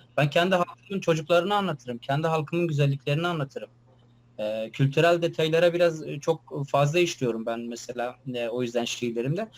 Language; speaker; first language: Turkish; non-native, local second language; Kurdish